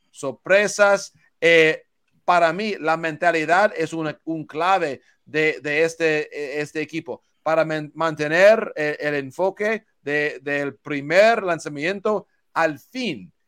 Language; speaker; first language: Spanish; non-native, learner; English